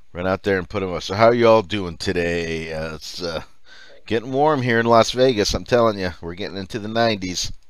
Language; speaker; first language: English; early bilingual, other home language; Finnish